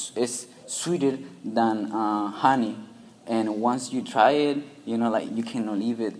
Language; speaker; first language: English; non-native, fluent; Spanish